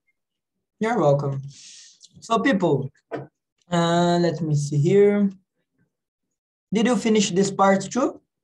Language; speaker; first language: English; non-native, learner; Portuguese